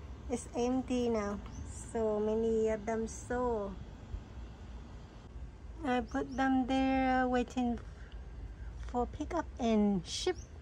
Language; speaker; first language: English; non-native, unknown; Vietnamese